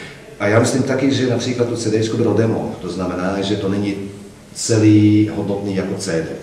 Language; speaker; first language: Czech; non-native, fluent; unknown